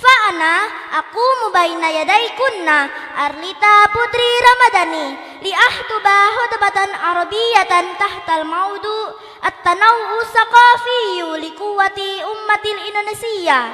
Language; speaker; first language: Arabic; non-native, learner; Indonesian